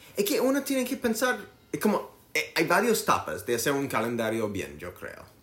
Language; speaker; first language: Spanish; non-native, learner; English